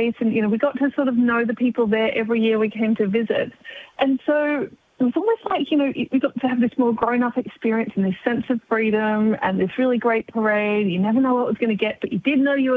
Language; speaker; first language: English; native; English